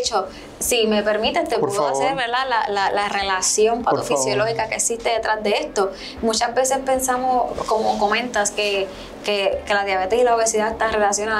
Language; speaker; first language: Spanish; native; Spanish